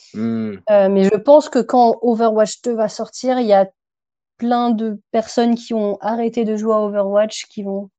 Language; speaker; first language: French; native; French